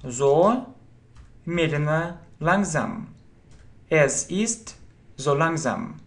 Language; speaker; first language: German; non-native, fluent; Russian